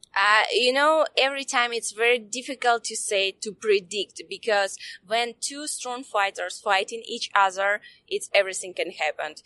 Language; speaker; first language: English; non-native, fluent; Russian